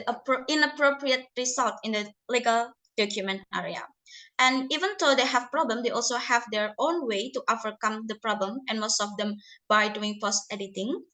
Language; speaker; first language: English; non-native, learner; Indonesian